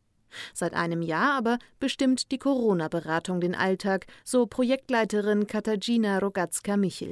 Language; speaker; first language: German; native; German